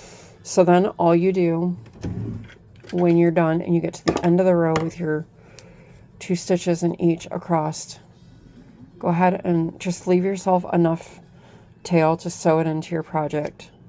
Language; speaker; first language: English; native; English